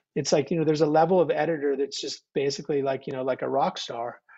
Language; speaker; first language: English; native; English